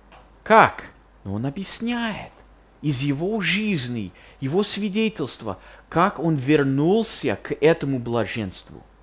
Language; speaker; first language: Russian; non-native, fluent; English